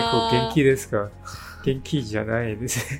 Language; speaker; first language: Japanese; non-native, learner; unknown